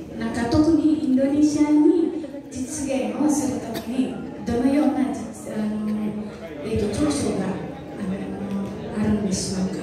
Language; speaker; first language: Japanese; non-native, learner; Indonesian